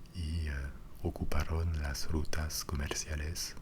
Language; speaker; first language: Spanish; non-native, fluent; French